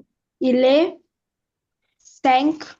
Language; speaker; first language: French; non-native, learner; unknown